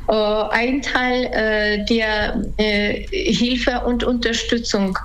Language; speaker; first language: German; non-native, fluent; Ukrainian